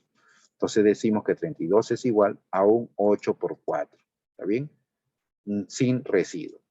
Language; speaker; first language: Spanish; native; Spanish